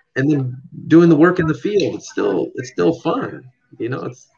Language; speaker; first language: English; native; English